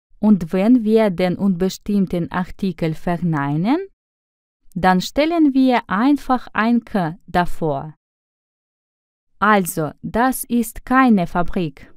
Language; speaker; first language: German; non-native, fluent; Russian